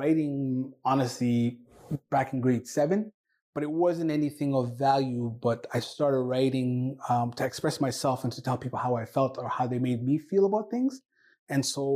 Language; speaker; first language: English; non-native, fluent; Somali